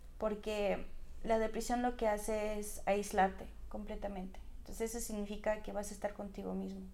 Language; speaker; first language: Spanish; non-native, fluent; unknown